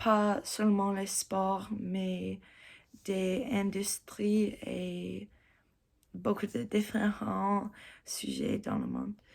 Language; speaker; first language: French; non-native, learner; English